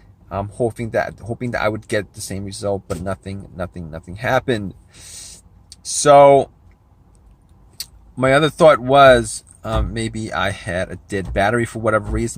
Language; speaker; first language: English; native; English